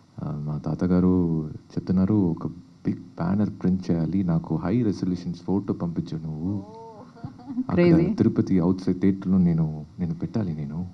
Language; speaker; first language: Telugu; non-native, learner; Tamil